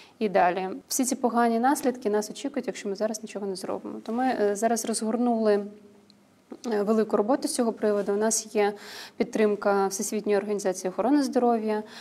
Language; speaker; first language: Ukrainian; non-native, local second language; Russian